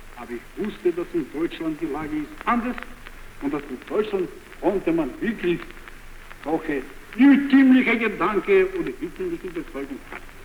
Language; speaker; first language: German; non-native, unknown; Bulgarian